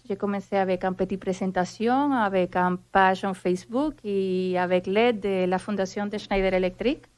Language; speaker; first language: French; non-native, fluent; Spanish